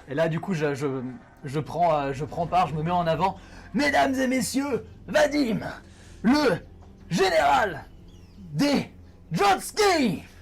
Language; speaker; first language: French; native; French